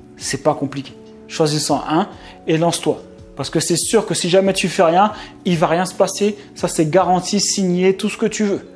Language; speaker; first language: French; native; French